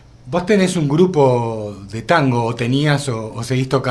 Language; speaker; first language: Spanish; native; Spanish